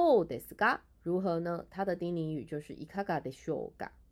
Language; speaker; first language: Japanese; non-native, fluent; Chinese